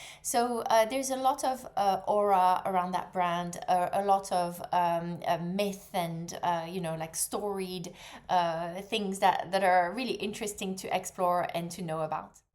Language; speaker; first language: English; non-native, fluent; French